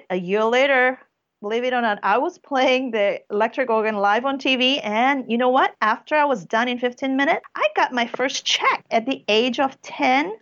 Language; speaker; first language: English; early bilingual, other home language; Korean